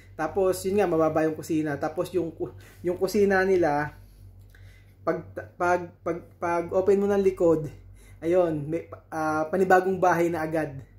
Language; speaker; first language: Filipino; native; Filipino